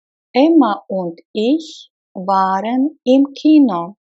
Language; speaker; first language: German; non-native, fluent; Russian